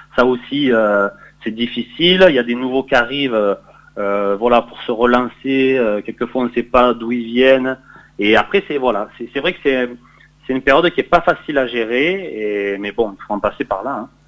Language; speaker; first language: French; native; French